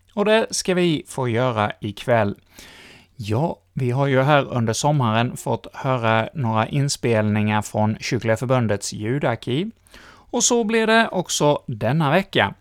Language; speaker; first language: Swedish; native; Swedish